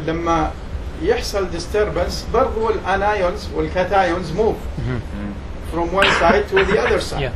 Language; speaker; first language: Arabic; native; Arabic